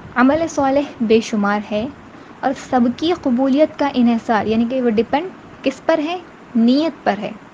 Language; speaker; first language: Urdu; native; Urdu